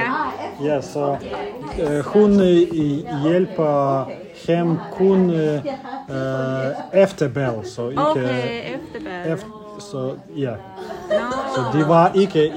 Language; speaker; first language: Danish; non-native, learner; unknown